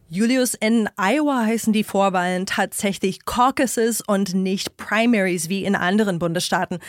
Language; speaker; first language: German; non-native, fluent; English